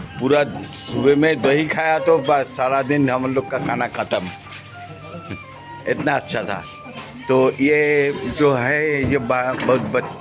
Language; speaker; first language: Hindi; non-native, local second language; Bangla